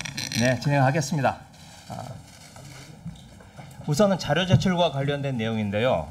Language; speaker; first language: Korean; native; Korean